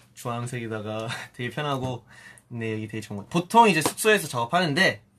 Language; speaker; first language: Korean; early bilingual, heritage; Korean